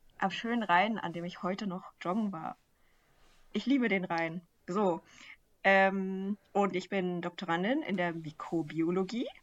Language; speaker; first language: German; early bilingual, other home language; Vietnamese